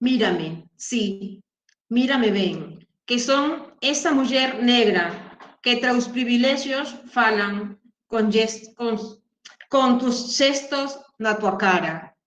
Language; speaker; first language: Galician; non-native, learner; Spanish